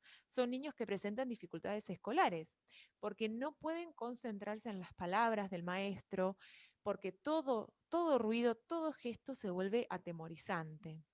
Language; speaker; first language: Spanish; native; Spanish